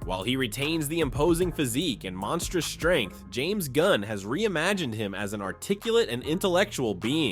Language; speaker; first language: English; native; English